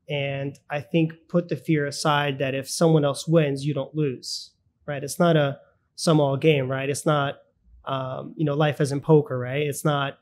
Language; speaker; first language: English; early bilingual, other home language; Russian